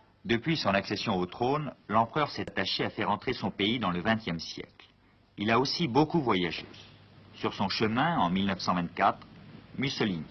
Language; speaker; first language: French; native; French